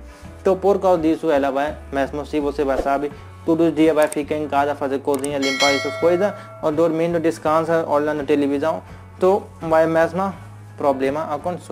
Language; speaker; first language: Portuguese; non-native, learner; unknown